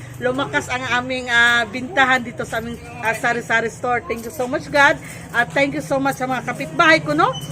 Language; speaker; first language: Filipino; non-native, local second language; Cebuano